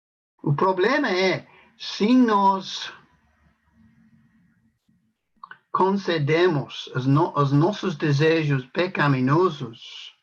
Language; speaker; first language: Portuguese; non-native, fluent; English